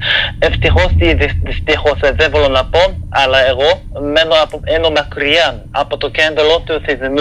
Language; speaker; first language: Greek; non-native, fluent; Japanese